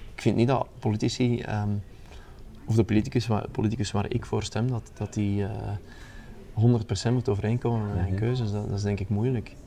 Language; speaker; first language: Dutch; native; Dutch